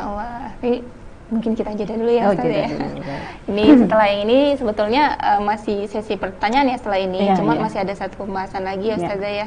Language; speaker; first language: Indonesian; native; Indonesian